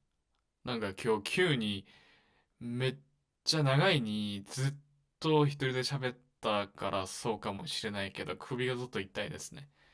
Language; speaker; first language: Japanese; non-native, learner; Korean